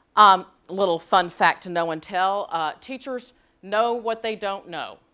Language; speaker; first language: English; native; English